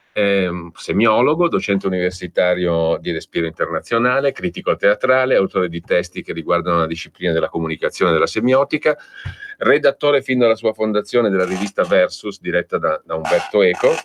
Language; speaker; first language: Italian; native; Italian